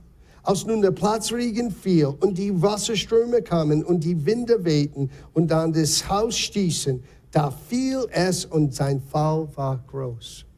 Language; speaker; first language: German; non-native, fluent; English